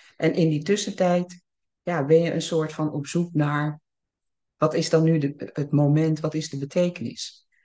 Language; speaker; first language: Dutch; early bilingual, other home language; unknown